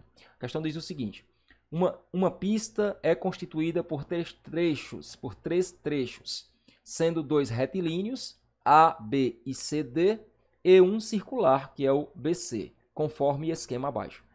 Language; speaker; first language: Portuguese; native; Portuguese